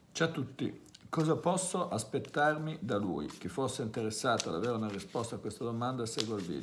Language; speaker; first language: Italian; native; Italian